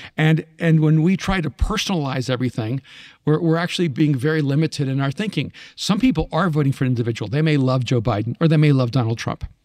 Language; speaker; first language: English; early bilingual, other home language; Spanish